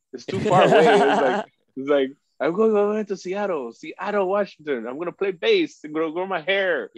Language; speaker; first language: English; early bilingual, other home language; Spanish